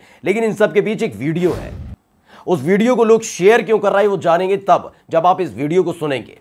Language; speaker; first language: Hindi; native; Hindi